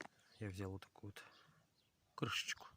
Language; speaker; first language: Russian; native; Russian